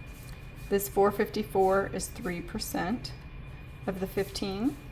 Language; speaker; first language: English; native; English